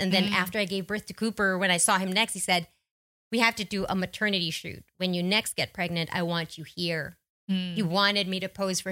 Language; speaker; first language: English; non-native, local second language; Filipino